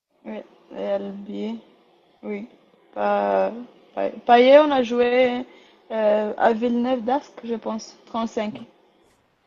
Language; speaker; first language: French; non-native, learner; Rundi